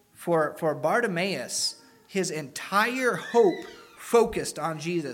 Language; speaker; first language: English; native; English